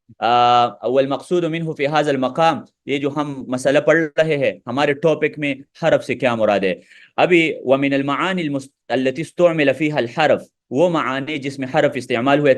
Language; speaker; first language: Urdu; non-native, local second language; Pashto